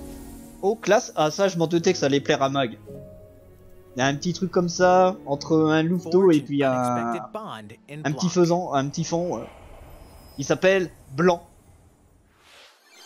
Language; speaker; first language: French; native; French